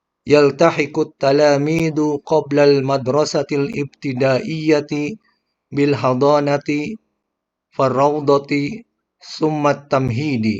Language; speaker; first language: Arabic; non-native, fluent; Indonesian